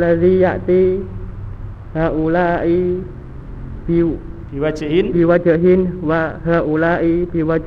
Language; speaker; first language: Arabic; non-native, learner; Indonesian